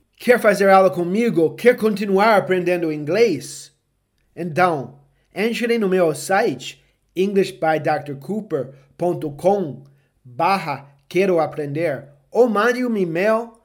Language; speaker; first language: Portuguese; non-native, fluent; English